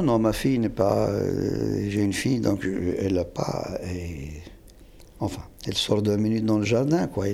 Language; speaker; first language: French; non-native, local second language; Kabyle